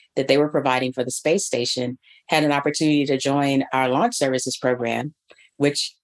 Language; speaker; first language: English; native; English